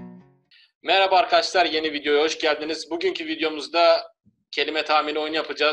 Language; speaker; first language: Turkish; non-native, fluent; Turkmen